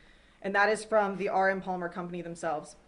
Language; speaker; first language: English; native; English